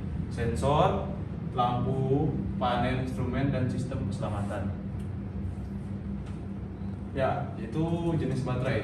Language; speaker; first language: Indonesian; native; Indonesian